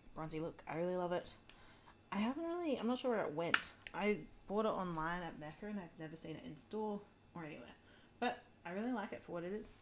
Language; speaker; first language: English; native; English